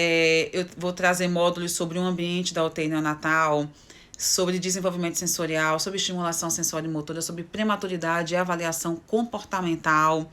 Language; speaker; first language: Portuguese; native; Portuguese